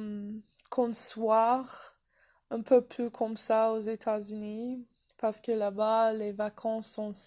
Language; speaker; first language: French; non-native, fluent; English